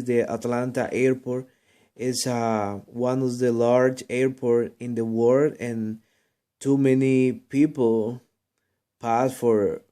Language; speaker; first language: English; non-native, learner; Spanish